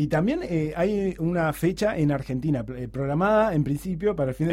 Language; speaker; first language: Spanish; native; Spanish